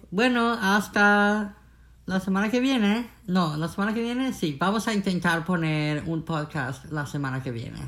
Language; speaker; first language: Spanish; non-native, learner; English